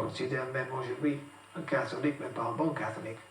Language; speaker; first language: French; non-native, fluent; English